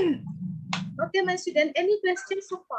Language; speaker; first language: English; non-native, learner; Indonesian